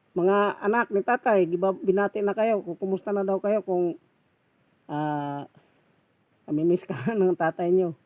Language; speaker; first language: Filipino; non-native, local second language; Cebuano